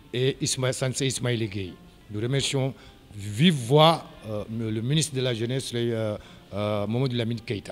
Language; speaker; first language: French; non-native, local second language; Wolof